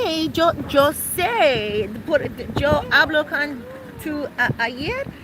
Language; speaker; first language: Spanish; non-native, learner; English